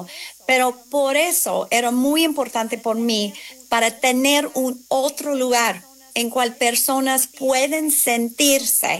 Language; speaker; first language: Spanish; non-native, fluent; English